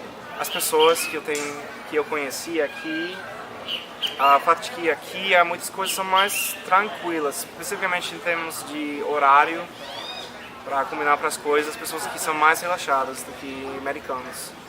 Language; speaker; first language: Portuguese; non-native, fluent; English